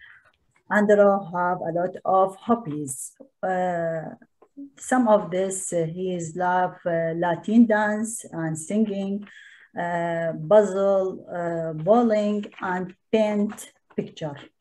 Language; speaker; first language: English; non-native, learner; Arabic